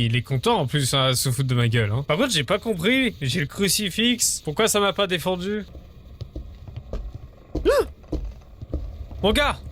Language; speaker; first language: French; native; French